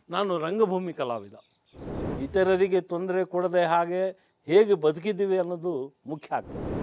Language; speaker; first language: Kannada; non-native, local second language; Urdu